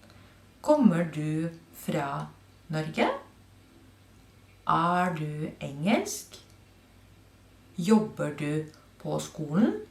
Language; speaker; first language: Norwegian; non-native, fluent; Spanish